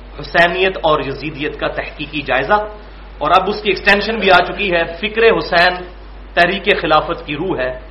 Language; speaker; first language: Urdu; native; Urdu